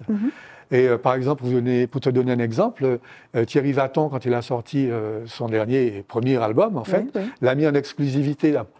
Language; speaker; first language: French; native; French